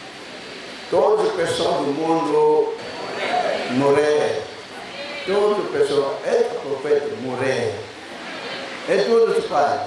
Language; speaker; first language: Portuguese; non-native, learner; Lingala